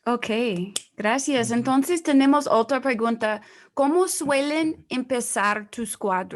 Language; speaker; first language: Spanish; non-native, fluent; English